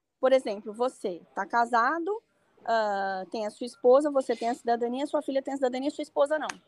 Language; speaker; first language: Portuguese; native; Portuguese